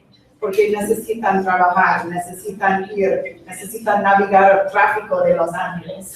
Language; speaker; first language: Spanish; non-native, fluent; English